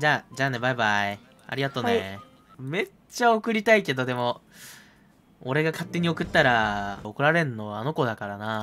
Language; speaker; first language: Japanese; native; Japanese